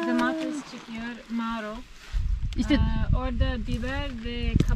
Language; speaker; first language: Turkish; non-native, learner; English